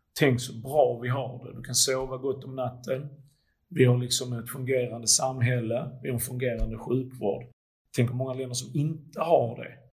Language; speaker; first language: Swedish; early bilingual, other home language; Croatian